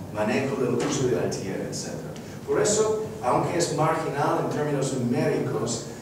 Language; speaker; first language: Spanish; non-native, fluent; English